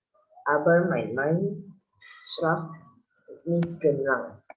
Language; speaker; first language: German; non-native, learner; Indonesian